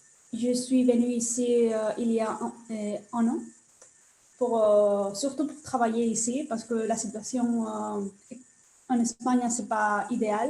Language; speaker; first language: French; non-native, learner; Spanish